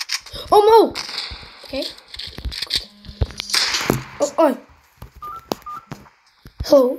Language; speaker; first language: English; non-native, learner; Russian